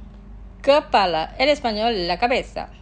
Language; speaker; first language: Spanish; non-native, fluent; Indonesian